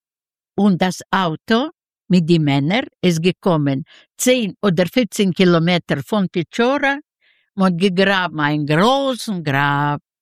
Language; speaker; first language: German; non-native, learner; Yiddish